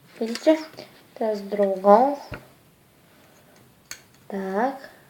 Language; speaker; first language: Polish; early bilingual, other home language; Ukrainian